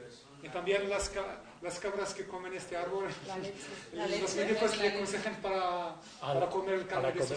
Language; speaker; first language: Spanish; non-native, learner; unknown